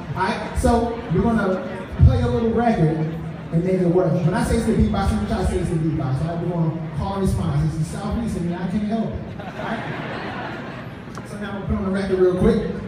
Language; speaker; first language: English; native; English